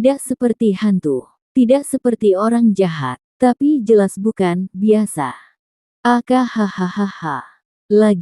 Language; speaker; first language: Indonesian; native; Indonesian